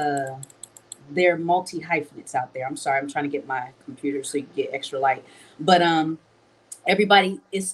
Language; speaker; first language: English; native; English